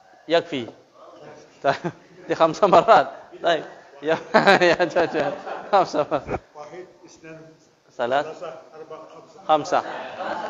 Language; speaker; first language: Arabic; non-native, fluent; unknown